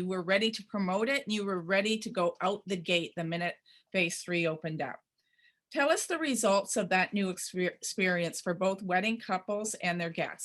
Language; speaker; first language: English; native; English